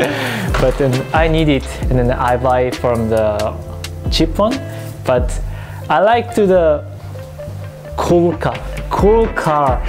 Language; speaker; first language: English; non-native, learner; Japanese